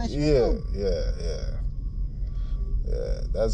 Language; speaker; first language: English; non-native, learner; Haitian Creole